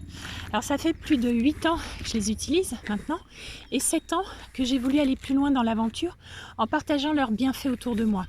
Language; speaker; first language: French; native; French